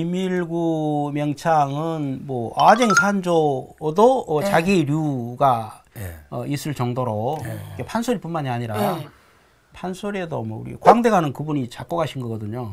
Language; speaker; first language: Korean; native; Korean